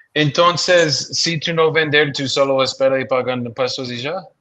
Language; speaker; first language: Spanish; non-native, learner; English